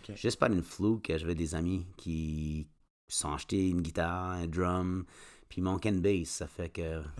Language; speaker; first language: French; native; French